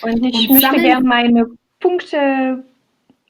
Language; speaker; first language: German; non-native, learner; French